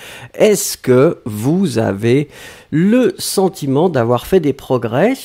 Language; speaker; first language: French; native; French